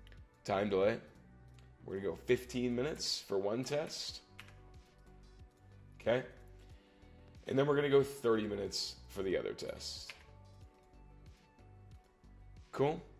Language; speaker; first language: English; native; English